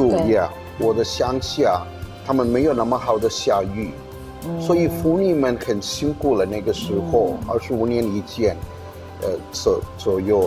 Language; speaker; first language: Chinese; non-native, fluent; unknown